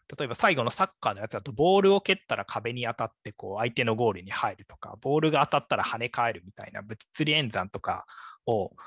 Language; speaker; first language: Japanese; native; Japanese